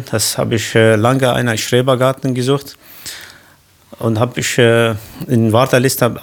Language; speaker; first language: German; non-native, fluent; Arabic